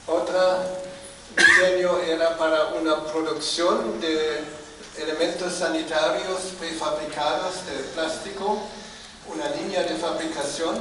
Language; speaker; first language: Spanish; non-native, fluent; German